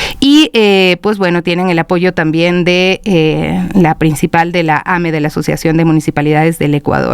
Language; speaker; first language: Spanish; native; Spanish